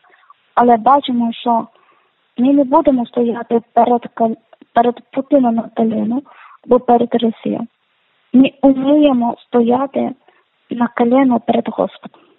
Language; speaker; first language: Ukrainian; non-native, learner; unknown